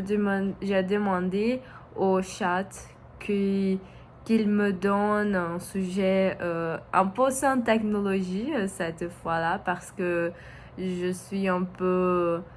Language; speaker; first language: French; non-native, learner; Portuguese